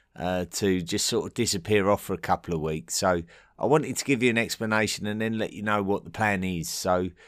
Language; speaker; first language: English; native; English